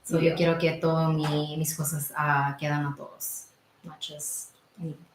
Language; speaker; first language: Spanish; early bilingual, heritage; Spanish